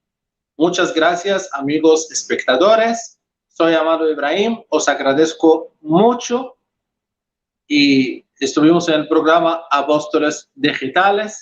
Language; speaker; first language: Spanish; non-native, fluent; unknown